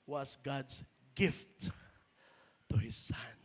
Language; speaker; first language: English; non-native, local second language; Filipino